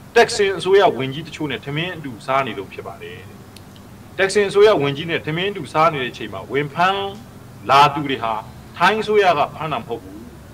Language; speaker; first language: Burmese; native; Burmese